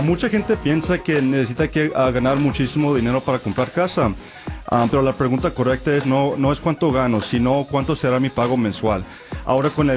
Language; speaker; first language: Spanish; early bilingual, heritage; Spanish